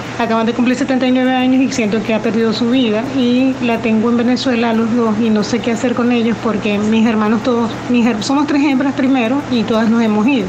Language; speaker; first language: Spanish; native; Spanish